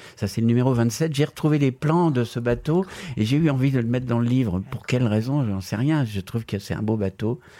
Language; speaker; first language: French; non-native, fluent; Spanish